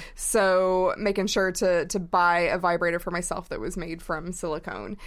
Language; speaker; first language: English; native; English